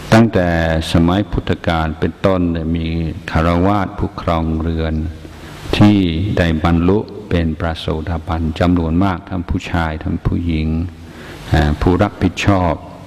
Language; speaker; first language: Thai; non-native, fluent; English